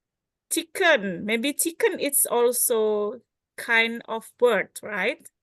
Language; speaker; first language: English; non-native, learner; Indonesian